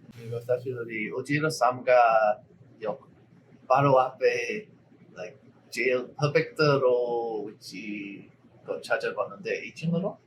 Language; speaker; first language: Korean; non-native, learner; English